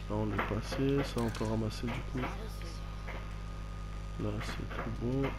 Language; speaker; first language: French; native; French